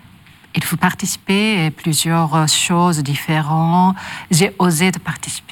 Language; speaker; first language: French; non-native, learner; Japanese